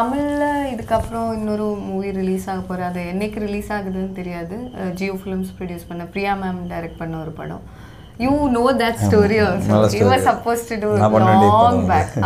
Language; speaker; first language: Tamil; non-native, local second language; Malayalam